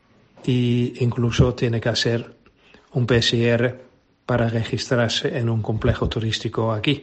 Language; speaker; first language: Spanish; non-native, fluent; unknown